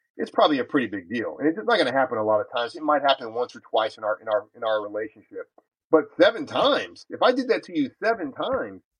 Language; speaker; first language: English; native; English